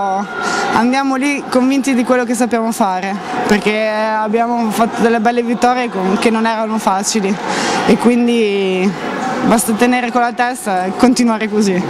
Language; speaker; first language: Italian; native; Italian